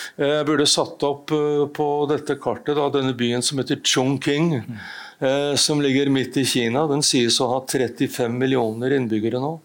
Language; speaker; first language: Norwegian; native; Norwegian